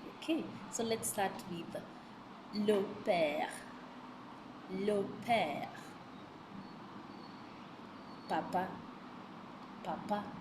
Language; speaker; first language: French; non-native, fluent; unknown